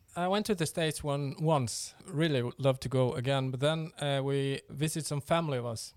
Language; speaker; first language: English; non-native, fluent; Norwegian